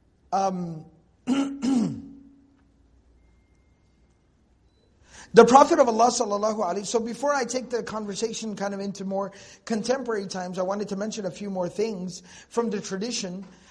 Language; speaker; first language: English; native; English